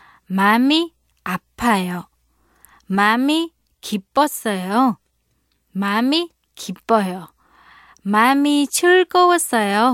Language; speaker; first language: Korean; non-native, fluent; Vietnamese